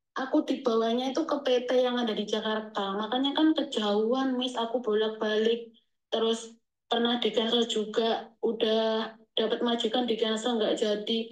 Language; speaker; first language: Indonesian; native; Indonesian